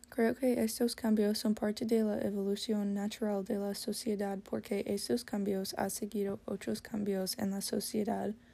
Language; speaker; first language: Spanish; non-native, learner; English